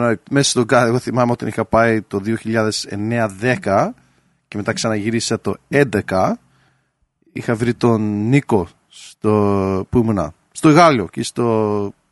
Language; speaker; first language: Greek; early bilingual, heritage; Greek